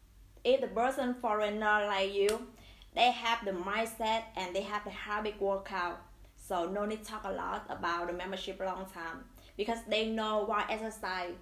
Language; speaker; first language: English; non-native, learner; Vietnamese